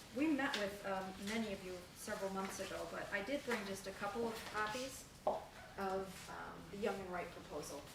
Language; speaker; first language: English; native; English